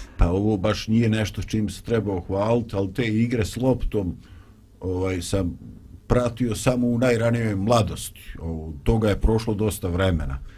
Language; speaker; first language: Bosnian; native; Bosnian